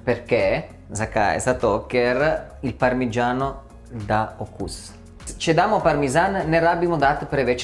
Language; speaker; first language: Slovenian; non-native, learner; Italian